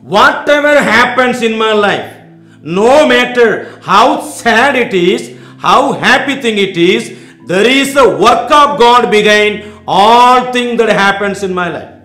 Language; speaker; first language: English; non-native, local second language; Tamil